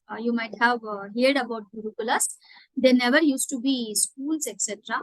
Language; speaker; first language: English; non-native, local second language; Telugu